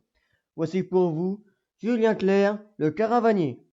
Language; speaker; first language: French; native; French